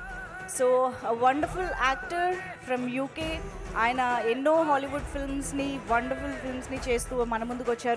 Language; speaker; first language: Telugu; native; Telugu